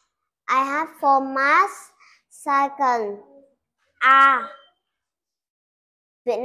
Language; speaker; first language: English; non-native, learner; Vietnamese